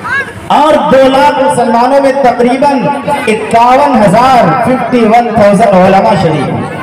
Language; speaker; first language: Urdu; native; Urdu